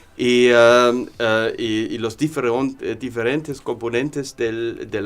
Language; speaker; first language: Spanish; non-native, learner; German